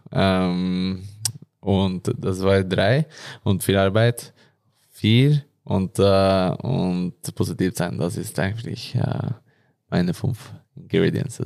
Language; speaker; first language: German; non-native, learner; Norwegian